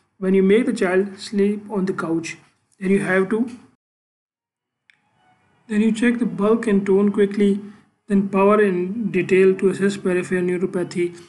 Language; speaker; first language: English; non-native, local second language; Urdu